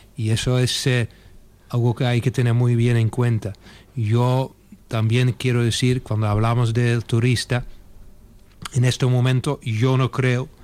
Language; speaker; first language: Spanish; non-native, fluent; Dutch